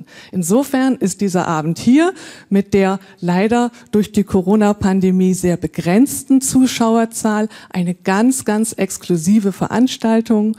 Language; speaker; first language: German; native; German